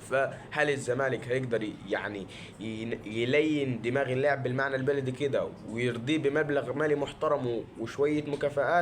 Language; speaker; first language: Arabic; native; Arabic